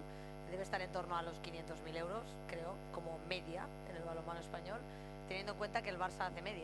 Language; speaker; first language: Spanish; native; Spanish